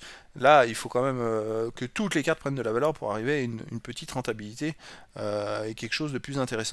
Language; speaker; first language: French; native; French